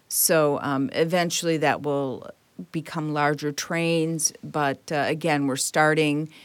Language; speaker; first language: English; native; English